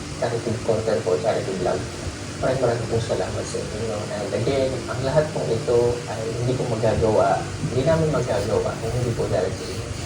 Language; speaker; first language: Filipino; native; Filipino